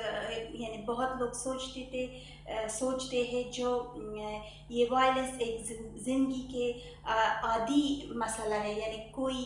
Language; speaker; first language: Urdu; non-native, learner; Persian